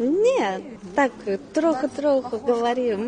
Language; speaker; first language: Polish; non-native, learner; Russian